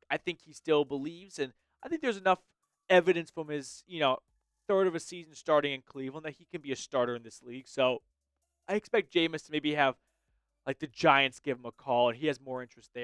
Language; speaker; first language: English; native; English